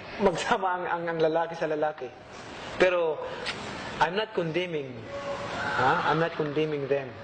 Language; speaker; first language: Filipino; non-native, local second language; Cebuano